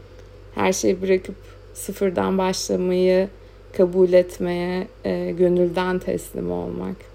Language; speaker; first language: Turkish; native; Turkish